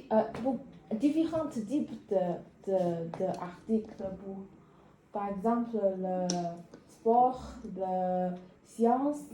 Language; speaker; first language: French; non-native, learner; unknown